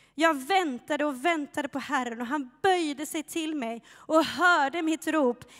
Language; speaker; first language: Swedish; native; Swedish